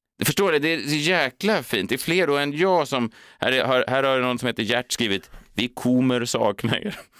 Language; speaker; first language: Swedish; native; Swedish